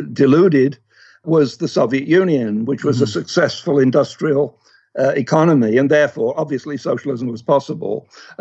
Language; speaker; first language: English; native; English